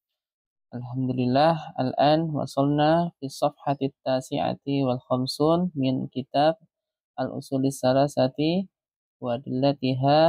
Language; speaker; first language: Arabic; non-native, fluent; Indonesian